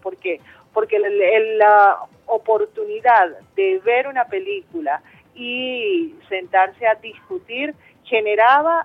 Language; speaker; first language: Spanish; native; Spanish